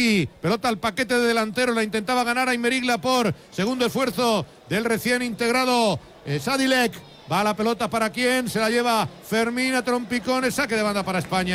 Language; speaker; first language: Spanish; native; Spanish